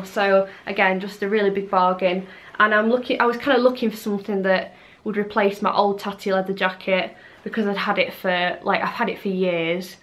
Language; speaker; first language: English; native; English